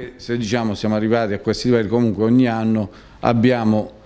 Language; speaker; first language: Italian; native; Italian